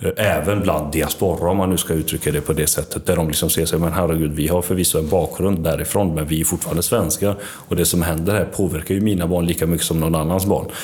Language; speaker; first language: Swedish; early bilingual, other home language; Albanian